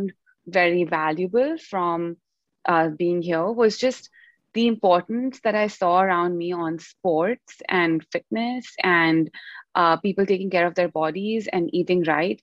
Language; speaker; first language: English; non-native, local second language; Hindi